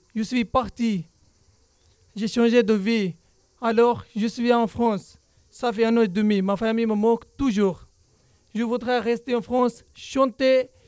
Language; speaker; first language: French; non-native, learner; Urdu